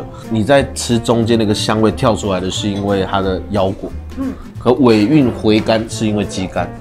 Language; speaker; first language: Chinese; native; Chinese